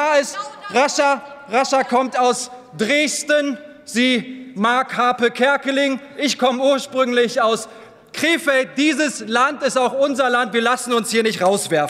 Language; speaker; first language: German; early bilingual, other home language; Turkish